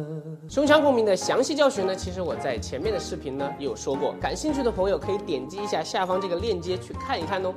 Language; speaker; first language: Chinese; native; Chinese